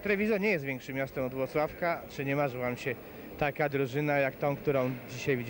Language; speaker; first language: Polish; native; Polish